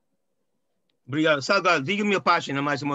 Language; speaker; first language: Portuguese; non-native, fluent; English